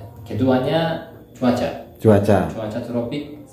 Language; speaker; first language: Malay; non-native, learner; Turkish